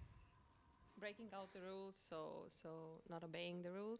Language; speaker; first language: English; non-native, fluent; Russian